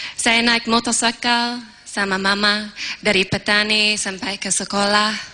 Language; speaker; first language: Malay; non-native, fluent; English